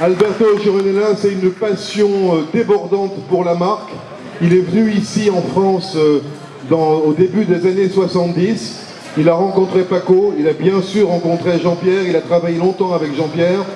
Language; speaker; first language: French; native; French